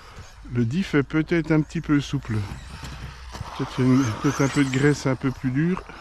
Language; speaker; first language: French; native; French